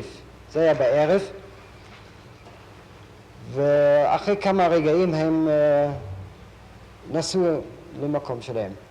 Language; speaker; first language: Hebrew; non-native, fluent; German